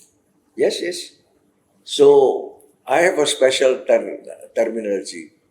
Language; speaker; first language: English; non-native, fluent; Indonesian